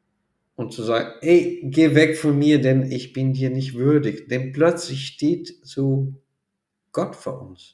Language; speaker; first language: German; non-native, fluent; Portuguese